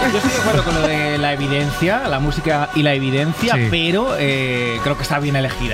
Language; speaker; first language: Spanish; native; Spanish